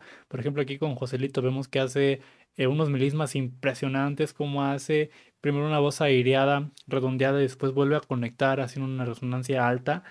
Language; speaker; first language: Spanish; native; Spanish